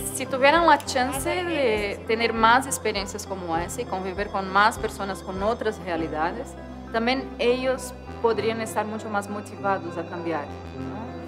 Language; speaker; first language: Spanish; non-native, fluent; Portuguese